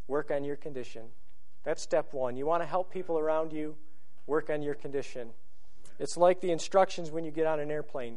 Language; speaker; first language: English; native; English